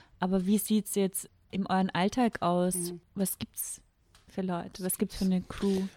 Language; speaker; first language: German; native; German